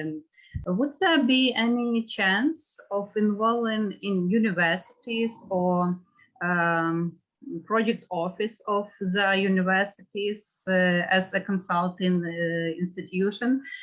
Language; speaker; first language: English; non-native, fluent; Ukrainian